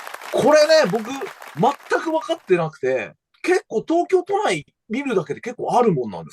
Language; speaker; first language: Japanese; native; Japanese